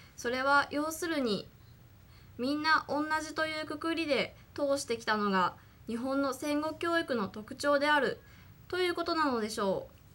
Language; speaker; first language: Japanese; native; Japanese